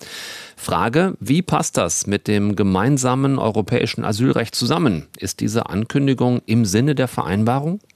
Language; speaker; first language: German; native; German